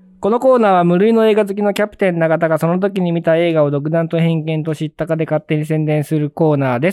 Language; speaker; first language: Japanese; native; Japanese